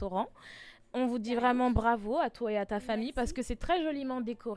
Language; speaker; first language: French; native; French